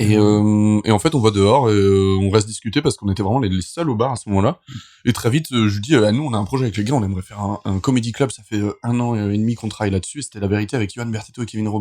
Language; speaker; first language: French; native; French